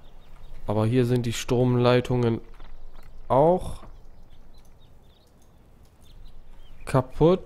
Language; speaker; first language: German; native; German